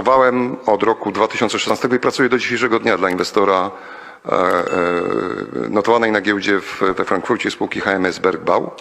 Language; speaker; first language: Polish; native; Polish